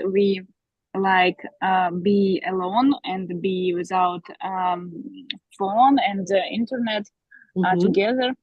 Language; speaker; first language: English; non-native, learner; Russian